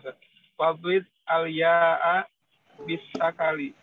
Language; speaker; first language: Arabic; non-native, learner; Indonesian